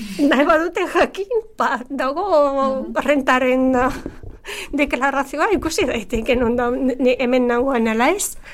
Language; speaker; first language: Basque; non-native, fluent; Bulgarian